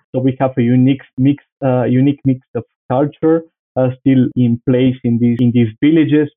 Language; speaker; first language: English; non-native, fluent; Bulgarian